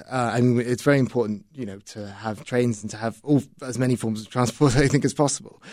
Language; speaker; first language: English; native; English